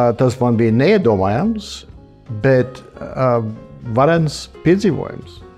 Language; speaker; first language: Latvian; early bilingual, heritage; Latvian